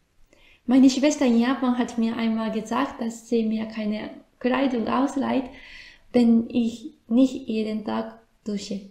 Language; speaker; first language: German; non-native, fluent; Japanese